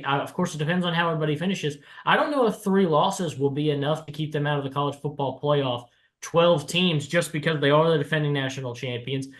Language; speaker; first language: English; native; English